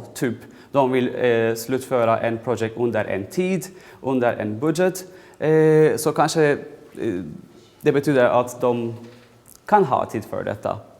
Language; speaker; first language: Swedish; non-native, fluent; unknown